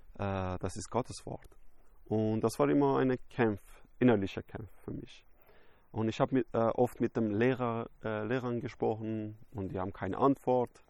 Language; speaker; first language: German; non-native, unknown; Persian